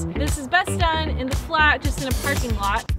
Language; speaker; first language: English; native; English